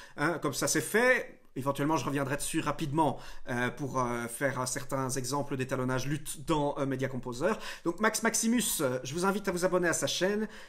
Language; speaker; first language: French; native; French